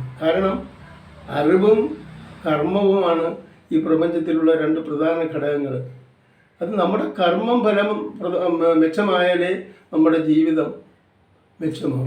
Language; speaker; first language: Malayalam; native; Malayalam